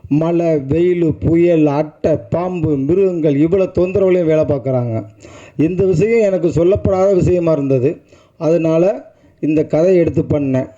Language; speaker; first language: Tamil; native; Tamil